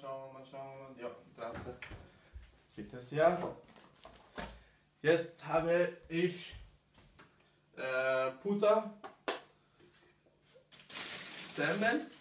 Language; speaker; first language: German; non-native, learner; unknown